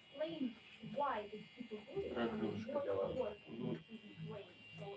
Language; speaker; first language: English; non-native, learner; Ukrainian